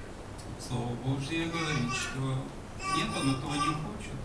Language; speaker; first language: Polish; non-native, learner; Russian